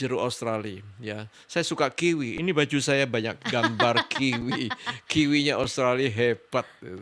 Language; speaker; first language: Indonesian; native; Indonesian